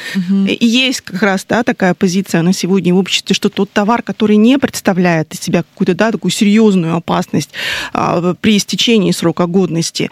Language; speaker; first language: Russian; native; Russian